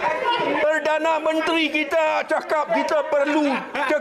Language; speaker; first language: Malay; non-native, local second language; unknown